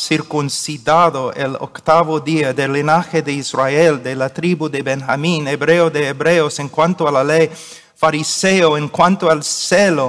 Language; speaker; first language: Spanish; non-native, fluent; English